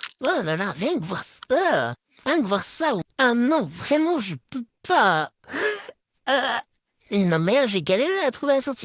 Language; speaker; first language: French; native; French